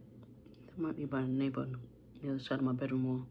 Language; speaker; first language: English; native; English